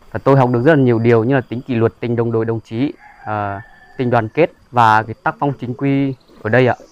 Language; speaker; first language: Vietnamese; non-native, local second language; Hmong